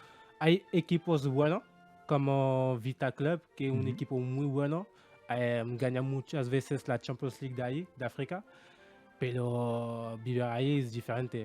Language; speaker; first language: Spanish; non-native, learner; French